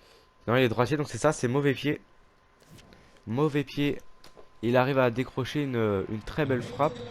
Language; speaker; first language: French; native; French